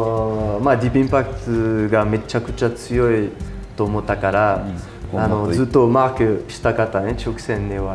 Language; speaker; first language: Japanese; non-native, fluent; French